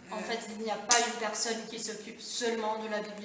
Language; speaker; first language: French; non-native, fluent; Italian